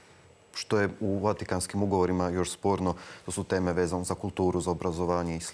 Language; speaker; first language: Croatian; native; Croatian